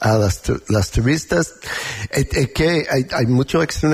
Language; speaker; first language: Spanish; non-native, learner; English